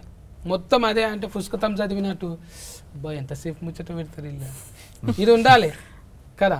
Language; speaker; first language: Telugu; native; Telugu